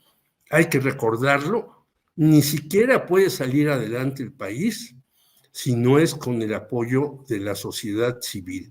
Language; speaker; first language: Spanish; native; Spanish